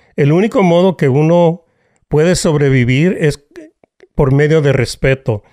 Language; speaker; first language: Spanish; early bilingual, heritage; Spanish